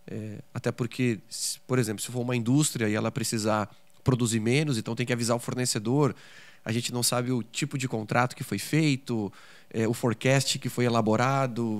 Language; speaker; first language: Portuguese; native; Portuguese